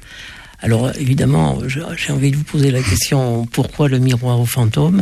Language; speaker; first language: French; native; French